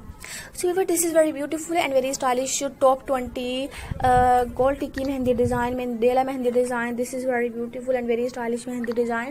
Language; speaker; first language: English; non-native, local second language; Urdu